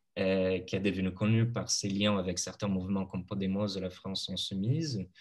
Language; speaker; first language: French; non-native, fluent; Portuguese